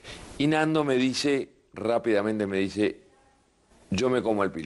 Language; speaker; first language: Spanish; native; Spanish